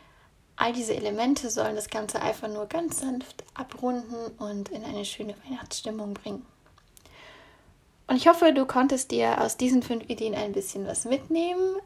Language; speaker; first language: German; native; German